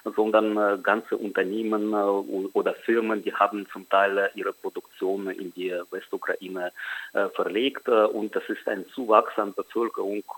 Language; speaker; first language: German; non-native, fluent; Ukrainian